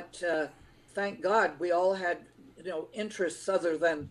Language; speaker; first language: English; early bilingual, other home language; Lithuanian